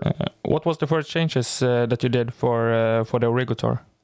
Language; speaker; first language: English; non-native, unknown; Swedish